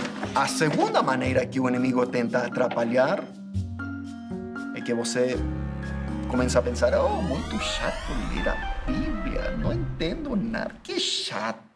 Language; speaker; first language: Portuguese; non-native, fluent; English